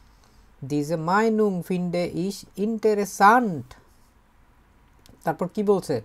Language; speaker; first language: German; non-native, fluent; Bangla